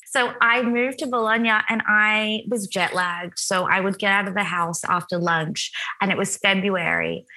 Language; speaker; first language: English; native; English